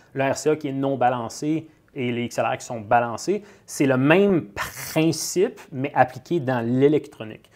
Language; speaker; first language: French; native; French